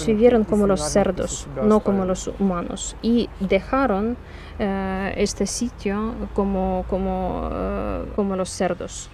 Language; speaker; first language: Spanish; non-native, learner; Ukrainian